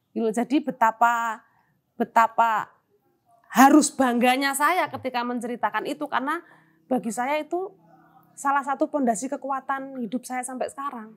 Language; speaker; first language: Indonesian; non-native, local second language; Javanese